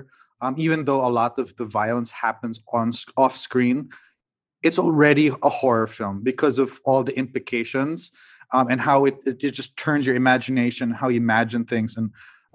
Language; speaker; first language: English; non-native, local second language; Cebuano